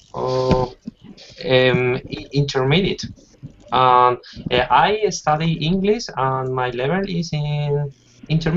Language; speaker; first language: English; non-native, learner; Spanish